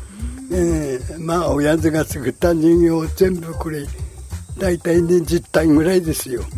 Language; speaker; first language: Japanese; native; Japanese